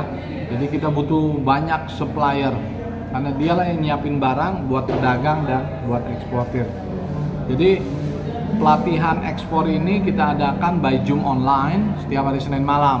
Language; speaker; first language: Indonesian; native; Indonesian